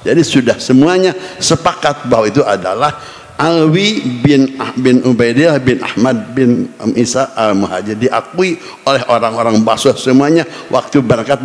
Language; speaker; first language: Indonesian; native; Indonesian